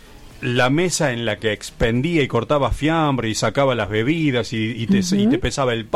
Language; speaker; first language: Spanish; native; Spanish